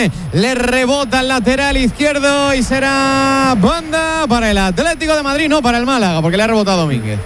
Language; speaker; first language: Spanish; native; Spanish